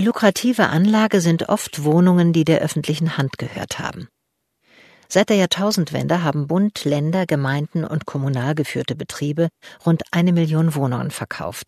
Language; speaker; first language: German; native; German